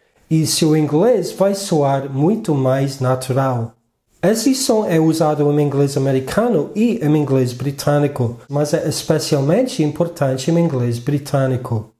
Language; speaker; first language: Portuguese; non-native, fluent; English